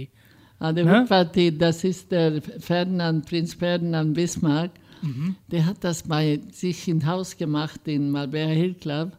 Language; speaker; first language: German; non-native, fluent; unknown